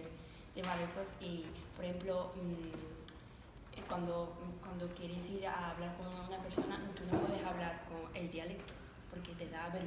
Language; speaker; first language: Spanish; non-native, fluent; Arabic